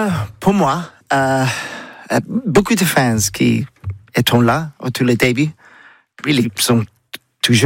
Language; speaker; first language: French; non-native, learner; English